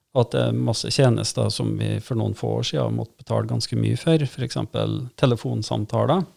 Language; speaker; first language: Norwegian; native; Norwegian